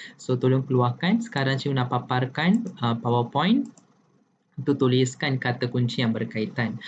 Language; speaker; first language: Malay; non-native, local second language; Tamil